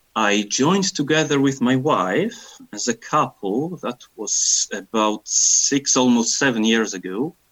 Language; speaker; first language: English; non-native, fluent; Polish